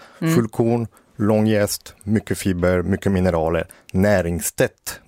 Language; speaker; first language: Swedish; native; Swedish